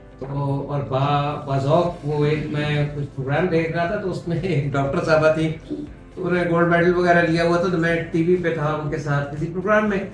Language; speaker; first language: Urdu; non-native, local second language; Pashto